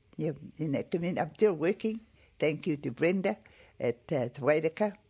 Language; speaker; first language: English; native; English